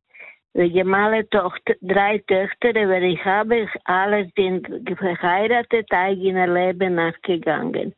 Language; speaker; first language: German; non-native, learner; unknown